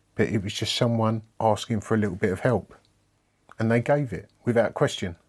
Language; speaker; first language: English; native; English